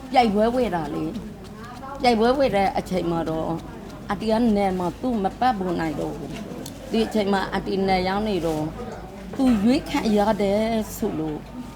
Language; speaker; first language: Burmese; native; Burmese